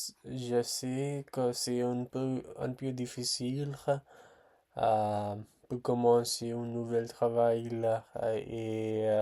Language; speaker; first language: French; non-native, learner; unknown